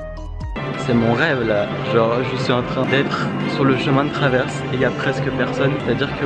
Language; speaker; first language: French; native; French